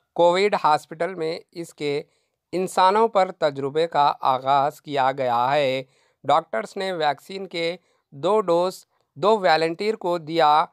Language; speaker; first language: Urdu; native; Urdu